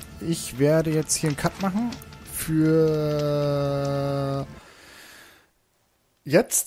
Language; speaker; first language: German; native; German